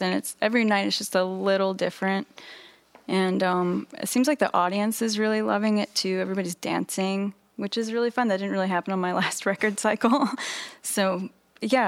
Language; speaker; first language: English; native; English